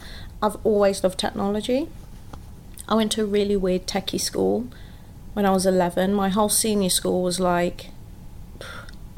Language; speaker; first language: English; native; English